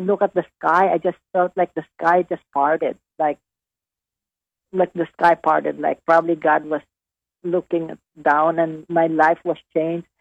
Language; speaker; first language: English; non-native, local second language; Hiligaynon